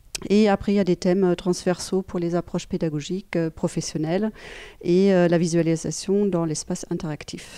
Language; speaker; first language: French; non-native, fluent; German